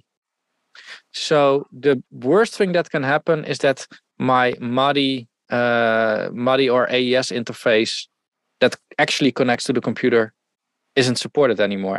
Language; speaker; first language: English; non-native, fluent; Dutch